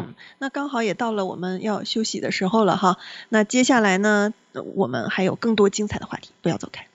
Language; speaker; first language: Chinese; native; Chinese